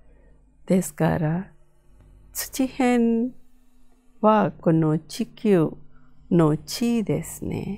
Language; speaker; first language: Japanese; non-native, fluent; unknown